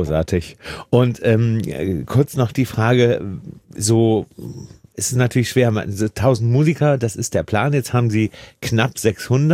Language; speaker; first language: German; native; German